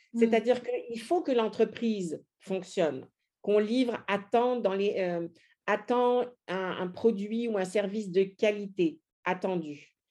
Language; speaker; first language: French; native; French